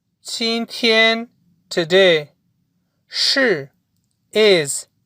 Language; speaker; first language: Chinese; non-native, fluent; Urdu